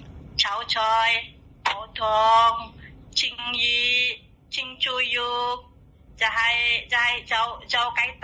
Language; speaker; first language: Cantonese; non-native, learner; Indonesian